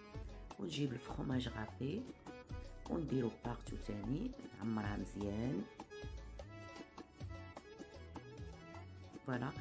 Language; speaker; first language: Arabic; native; Arabic